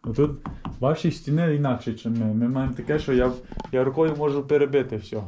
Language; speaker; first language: Ukrainian; early bilingual, other home language; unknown